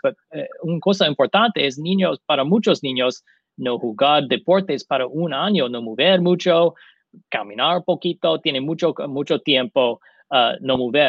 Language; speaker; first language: Spanish; non-native, learner; English